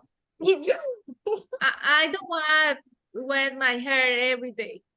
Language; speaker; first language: English; non-native, learner; Spanish